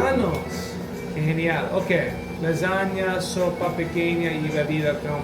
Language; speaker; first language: Spanish; non-native, learner; English